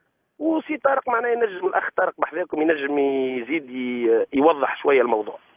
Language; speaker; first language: Arabic; native; Arabic